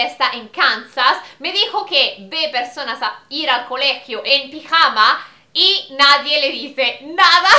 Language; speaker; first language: Spanish; non-native, fluent; Italian